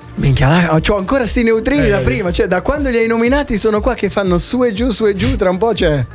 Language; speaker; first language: Italian; native; Italian